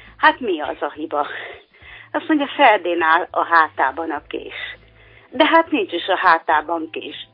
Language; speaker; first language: Hungarian; native; Hungarian